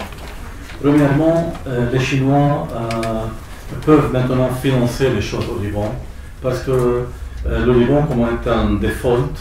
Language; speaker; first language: French; non-native, local second language; Arabic